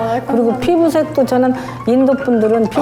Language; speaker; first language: Korean; native; Korean